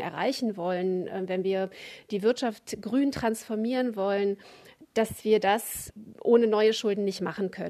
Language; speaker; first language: German; native; German